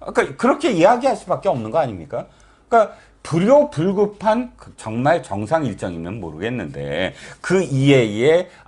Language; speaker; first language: Korean; native; Korean